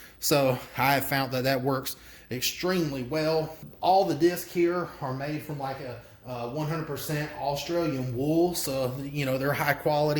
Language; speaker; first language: English; native; English